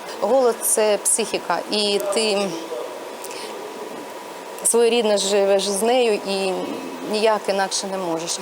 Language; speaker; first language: Ukrainian; non-native, local second language; Russian